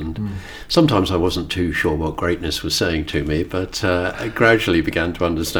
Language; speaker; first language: English; native; English